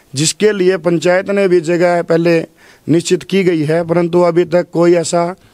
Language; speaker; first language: Hindi; native; Hindi